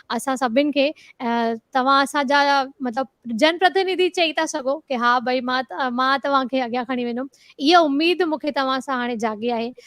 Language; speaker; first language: Sindhi; early bilingual, heritage; Sindhi